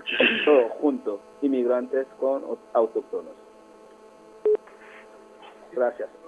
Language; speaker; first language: Spanish; non-native, fluent; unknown